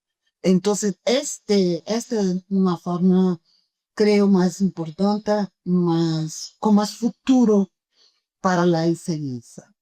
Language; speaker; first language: Spanish; non-native, fluent; Portuguese